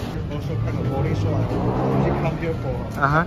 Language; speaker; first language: English; non-native, learner; Indonesian